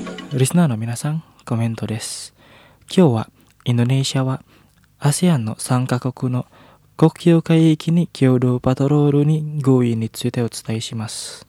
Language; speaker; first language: Japanese; non-native, fluent; Indonesian